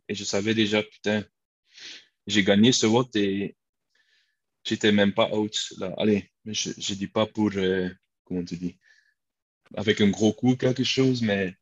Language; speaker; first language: French; non-native, local second language; Dutch